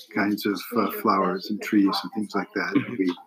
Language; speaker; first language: English; native; English